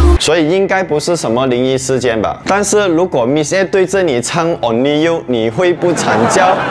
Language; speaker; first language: Chinese; non-native, local second language; Hakka Chinese